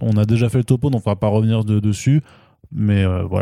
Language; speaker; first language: French; native; French